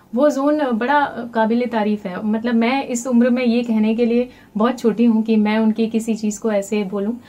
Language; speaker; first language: Hindi; native; Hindi